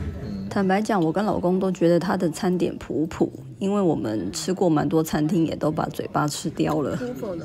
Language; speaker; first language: Chinese; native; Chinese